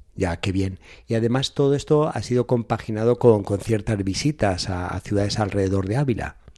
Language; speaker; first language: Spanish; native; Spanish